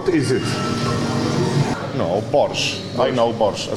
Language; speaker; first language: English; non-native, fluent; Polish